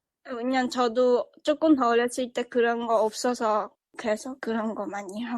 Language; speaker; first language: Korean; early bilingual, other home language; Chinese